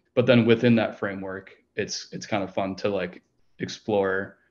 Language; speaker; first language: English; native; English